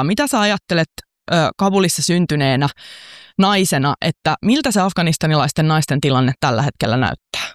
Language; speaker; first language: Finnish; native; Finnish